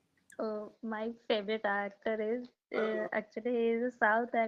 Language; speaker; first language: English; non-native, learner; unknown